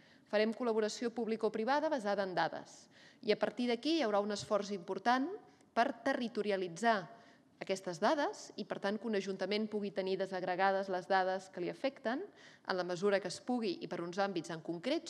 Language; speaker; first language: Catalan; native; Catalan